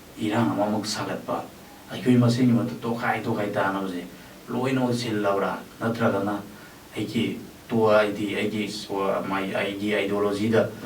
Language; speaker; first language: Manipuri; native; Manipuri